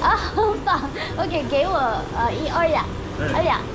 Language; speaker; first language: Chinese; non-native, learner; Korean